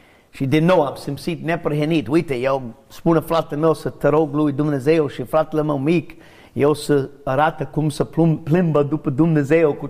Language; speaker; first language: Romanian; non-native, learner; English